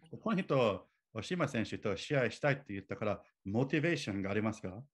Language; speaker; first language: Japanese; non-native, learner; English